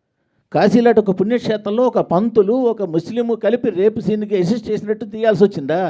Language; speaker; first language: Telugu; native; Telugu